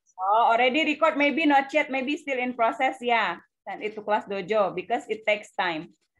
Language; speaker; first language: English; non-native, fluent; Indonesian